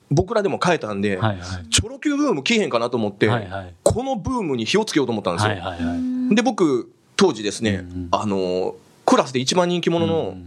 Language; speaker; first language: Japanese; native; Japanese